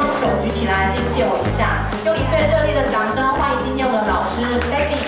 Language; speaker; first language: Chinese; native; Chinese